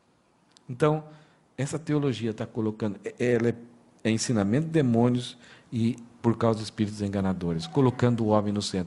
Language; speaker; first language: Portuguese; native; Portuguese